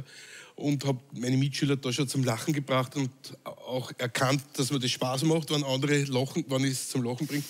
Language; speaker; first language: German; native; German